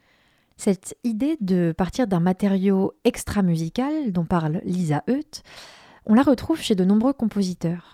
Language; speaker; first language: French; native; French